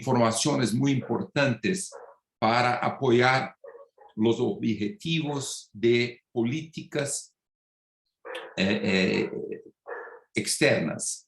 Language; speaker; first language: Spanish; non-native, fluent; Portuguese